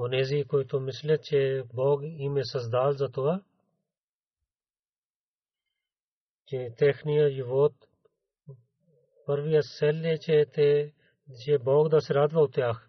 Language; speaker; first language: Bulgarian; non-native, learner; Urdu